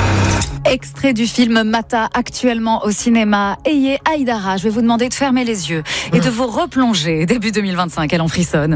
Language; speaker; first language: French; native; French